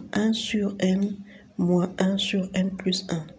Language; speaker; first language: French; non-native, local second language; Arabic